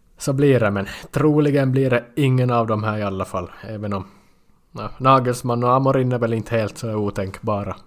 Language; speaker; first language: Swedish; native; Swedish